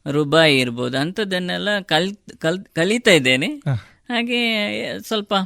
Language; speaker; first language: Kannada; non-native, local second language; Tulu